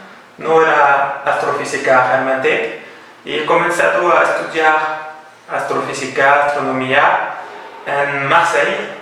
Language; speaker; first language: Spanish; non-native, fluent; French